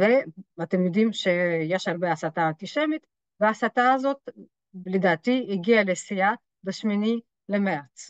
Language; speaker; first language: Hebrew; non-native, fluent; French